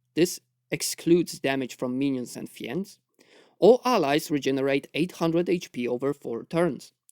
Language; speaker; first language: English; non-native, fluent; Polish